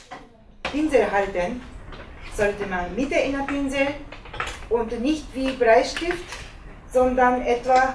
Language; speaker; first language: German; non-native, learner; Japanese